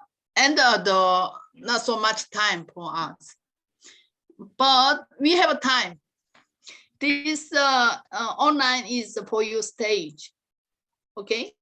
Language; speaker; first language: English; non-native, learner; Korean